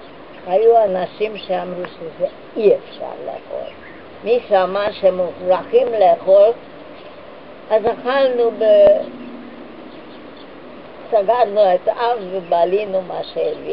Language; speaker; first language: Hebrew; non-native, fluent; Hungarian